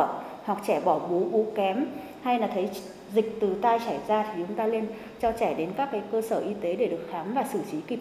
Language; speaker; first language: Vietnamese; native; Vietnamese